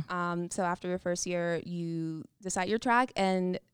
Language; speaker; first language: English; non-native, fluent; Spanish